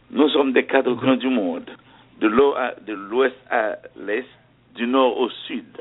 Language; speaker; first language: French; non-native, local second language; Haitian Creole